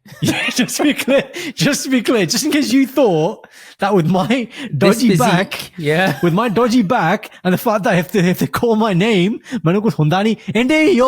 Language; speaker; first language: English; early bilingual, other home language; Punjabi